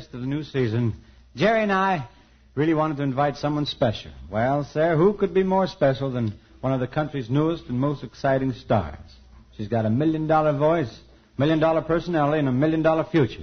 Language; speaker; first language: English; native; English